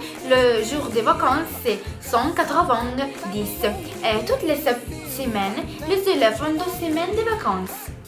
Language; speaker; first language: French; non-native, learner; Italian